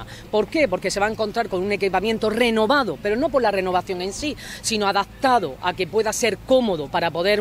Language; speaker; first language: Spanish; native; Spanish